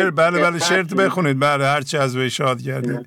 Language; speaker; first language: Persian; native; Persian